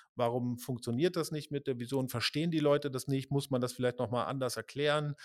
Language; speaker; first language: German; native; German